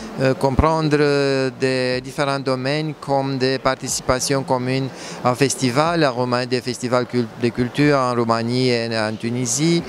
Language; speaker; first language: French; non-native, fluent; Romanian